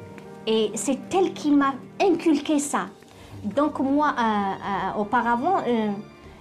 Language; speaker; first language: French; non-native, local second language; Arabic